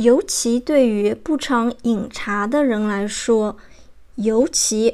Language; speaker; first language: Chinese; native; Chinese